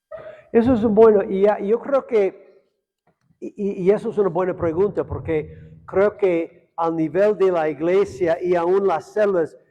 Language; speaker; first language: Spanish; non-native, fluent; English